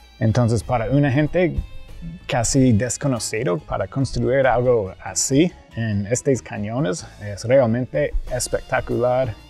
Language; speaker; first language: Spanish; non-native, fluent; English